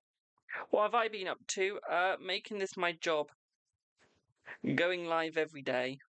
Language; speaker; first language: English; native; English